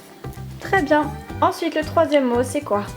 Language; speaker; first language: French; native; French